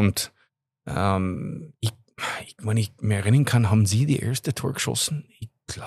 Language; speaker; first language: German; non-native, learner; English